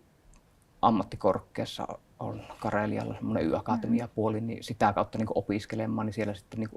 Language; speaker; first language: Finnish; native; Finnish